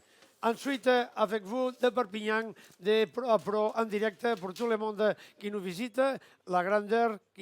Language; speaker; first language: French; non-native, learner; Catalan